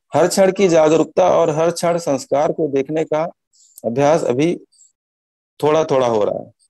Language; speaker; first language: Hindi; native; Hindi